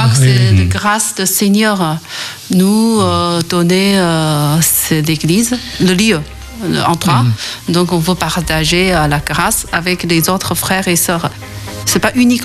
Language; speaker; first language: French; non-native, learner; Chinese